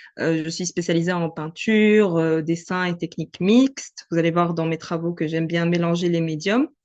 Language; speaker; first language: French; non-native, local second language; Arabic